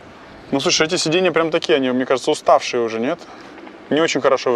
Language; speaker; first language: Russian; native; Russian